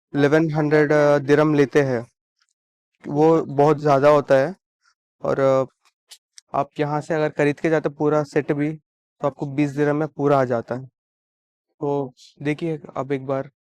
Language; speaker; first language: Hindi; non-native, local second language; Telugu